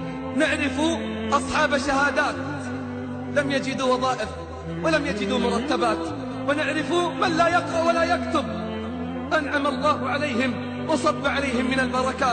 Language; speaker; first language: Arabic; native; Arabic